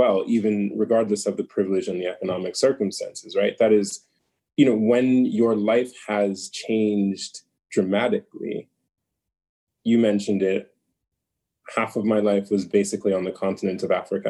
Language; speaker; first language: English; native; English